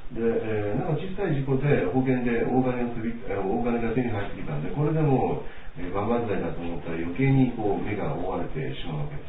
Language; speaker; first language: Japanese; native; Japanese